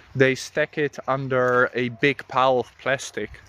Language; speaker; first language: English; non-native, fluent; Dutch